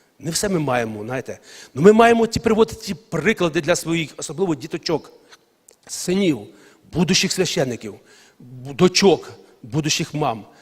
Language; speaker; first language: Ukrainian; non-native, local second language; Russian